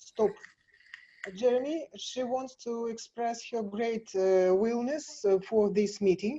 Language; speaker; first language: English; non-native, fluent; Russian